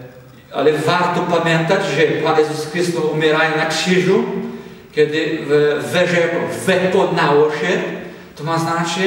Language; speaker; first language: Polish; non-native, learner; Portuguese